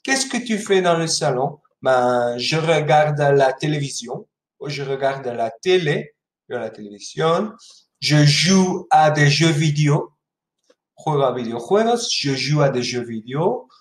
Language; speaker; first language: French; non-native, fluent; Spanish